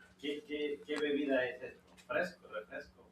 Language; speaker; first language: Spanish; non-native, learner; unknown